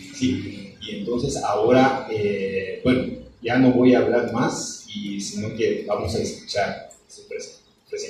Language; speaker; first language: Spanish; non-native, fluent; Japanese